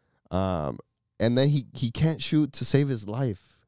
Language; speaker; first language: English; early bilingual, other home language; Spanish